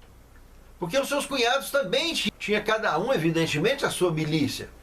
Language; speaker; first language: Portuguese; native; Portuguese